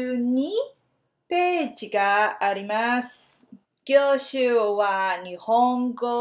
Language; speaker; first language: Japanese; non-native, learner; English